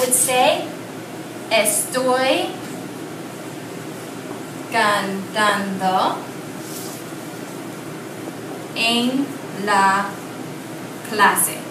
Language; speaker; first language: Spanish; non-native, learner; English